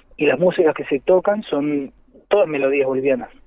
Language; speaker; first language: Spanish; native; Spanish